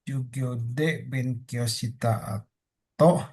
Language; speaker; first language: Japanese; non-native, learner; Indonesian